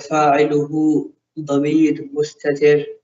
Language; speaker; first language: Arabic; non-native, learner; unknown